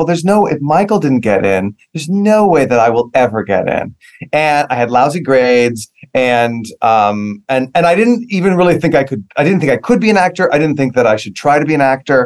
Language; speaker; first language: English; native; English